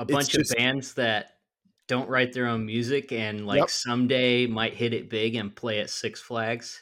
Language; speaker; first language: English; native; English